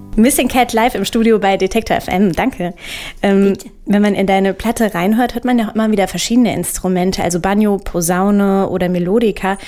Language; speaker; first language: German; native; German